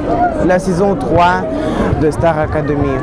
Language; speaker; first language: French; non-native, learner; Russian